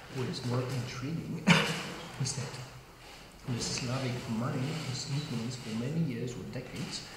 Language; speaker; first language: English; non-native, learner; Polish